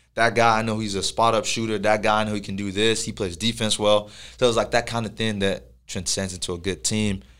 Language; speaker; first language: English; non-native, local second language; Yoruba